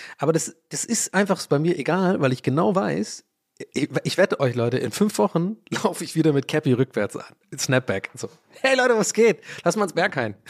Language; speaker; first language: German; early bilingual, other home language; English